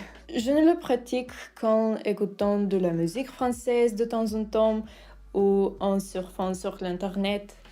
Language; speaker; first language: French; non-native, learner; Russian